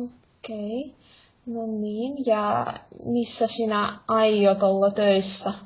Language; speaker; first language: Finnish; non-native, fluent; Russian